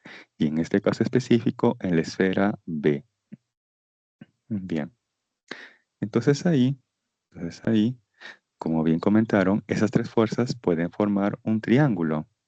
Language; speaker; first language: Spanish; native; Spanish